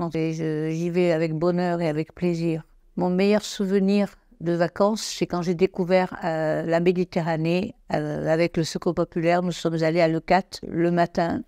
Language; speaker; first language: French; native; French